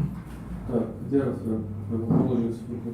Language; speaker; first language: Russian; native; Russian